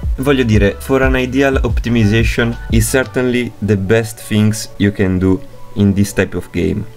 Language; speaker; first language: English; non-native, learner; Italian